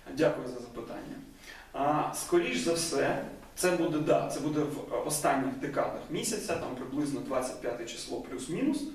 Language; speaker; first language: Ukrainian; native; Ukrainian